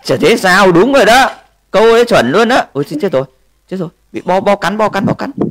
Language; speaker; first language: Vietnamese; native; Vietnamese